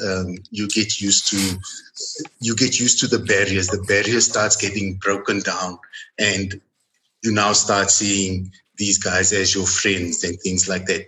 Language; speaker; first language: English; non-native, local second language; Afrikaans